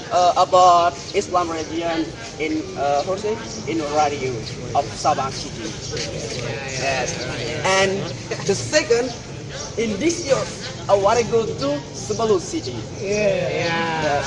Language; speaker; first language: English; non-native, learner; Indonesian